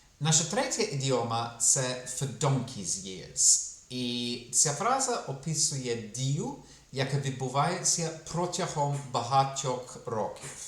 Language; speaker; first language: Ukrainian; non-native, fluent; English